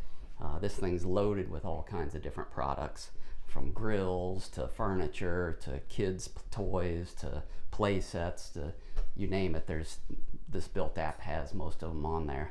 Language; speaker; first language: English; native; English